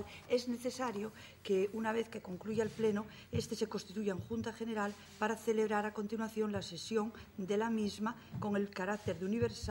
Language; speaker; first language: Spanish; native; Spanish